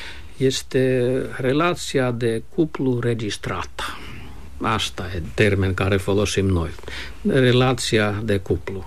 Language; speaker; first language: Romanian; non-native, fluent; Finnish